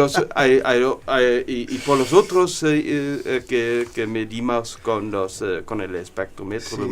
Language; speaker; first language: Spanish; non-native, learner; German